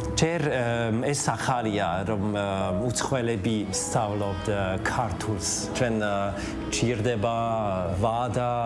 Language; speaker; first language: Georgian; non-native, learner; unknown